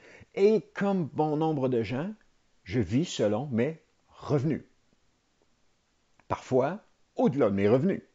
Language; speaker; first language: French; native; French